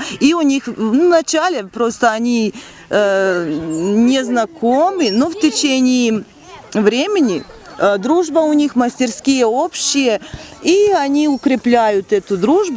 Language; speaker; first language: Russian; non-native, fluent; Serbian